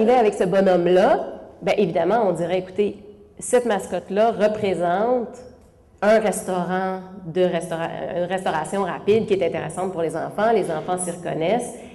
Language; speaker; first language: French; native; French